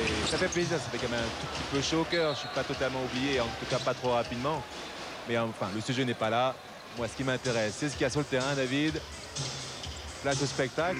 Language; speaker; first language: French; native; French